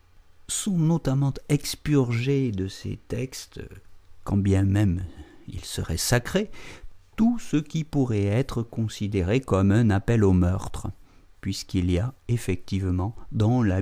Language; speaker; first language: French; native; French